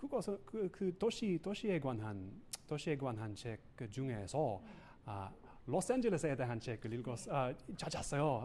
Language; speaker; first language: Korean; non-native, learner; English